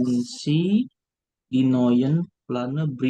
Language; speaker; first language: German; non-native, learner; Indonesian